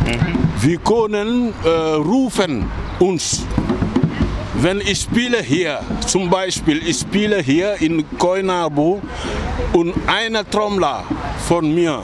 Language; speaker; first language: German; non-native, learner; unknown